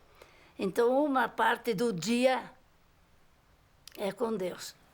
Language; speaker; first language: Portuguese; non-native, local second language; Italian